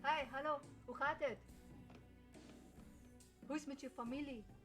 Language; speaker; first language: Dutch; early bilingual, other home language; Persian